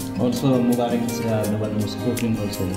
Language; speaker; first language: English; non-native, learner; Filipino